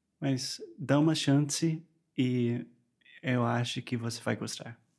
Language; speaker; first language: Portuguese; non-native, fluent; English